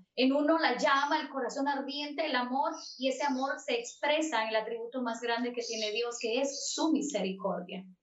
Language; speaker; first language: Spanish; native; Spanish